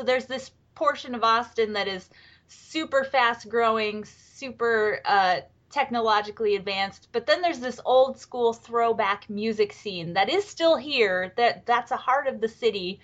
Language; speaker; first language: English; native; English